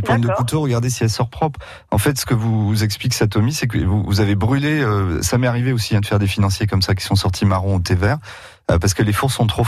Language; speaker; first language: French; native; French